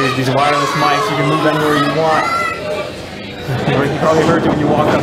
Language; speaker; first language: English; native; English